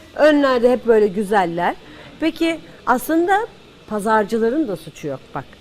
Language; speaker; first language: Turkish; native; Turkish